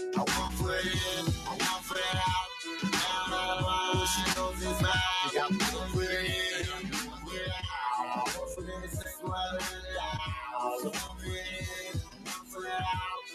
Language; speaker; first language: English; native; English